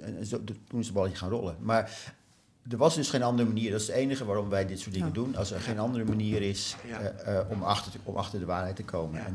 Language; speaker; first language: Dutch; native; Dutch